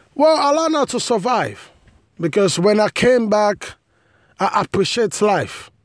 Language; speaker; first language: English; non-native, local second language; Krio